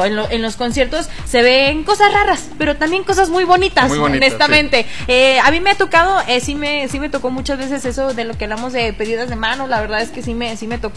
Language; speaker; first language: Spanish; native; Spanish